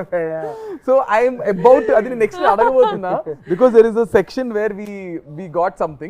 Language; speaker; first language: Telugu; native; Telugu